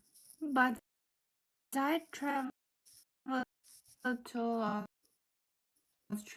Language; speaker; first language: English; non-native, learner; Chinese